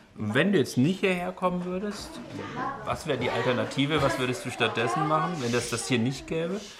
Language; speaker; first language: German; native; German